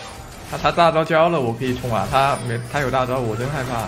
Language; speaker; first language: Chinese; native; Chinese